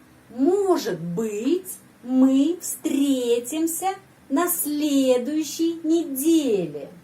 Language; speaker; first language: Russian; non-native, fluent; Indonesian